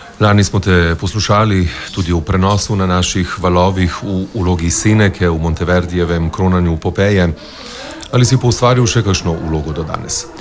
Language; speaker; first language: Slovenian; native; Slovenian